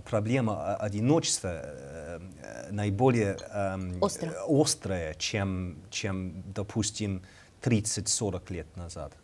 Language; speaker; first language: Russian; non-native, learner; English